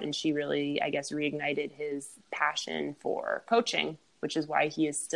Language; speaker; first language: English; native; English